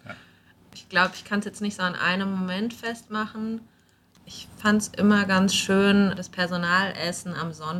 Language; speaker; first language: German; native; German